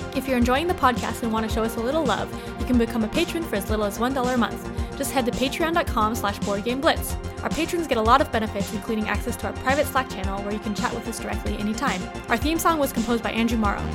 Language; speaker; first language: English; native; English